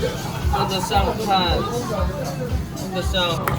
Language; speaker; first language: Chinese; non-native, learner; Korean